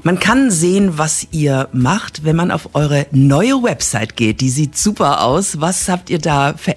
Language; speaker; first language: German; native; German